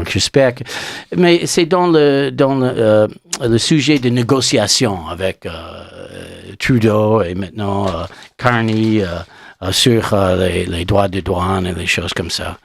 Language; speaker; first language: French; non-native, learner; English